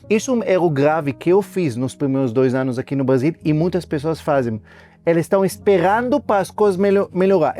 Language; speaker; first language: Portuguese; non-native, fluent; Hebrew